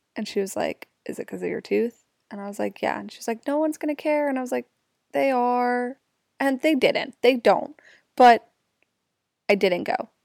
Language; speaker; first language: English; native; English